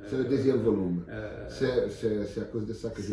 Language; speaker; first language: French; non-native, learner; Portuguese